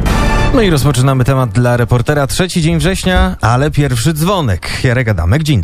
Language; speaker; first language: Polish; native; Polish